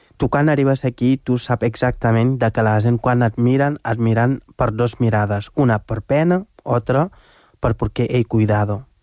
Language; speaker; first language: Catalan; non-native, fluent; Wolof